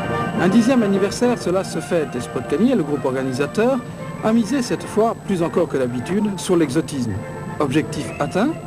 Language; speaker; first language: French; native; French